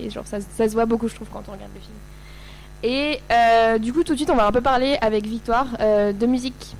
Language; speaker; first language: French; native; French